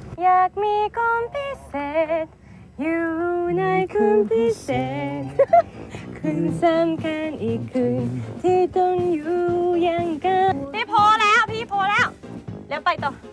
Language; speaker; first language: Thai; non-native, fluent; Japanese